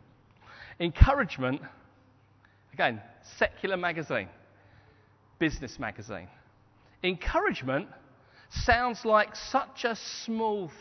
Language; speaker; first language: English; native; English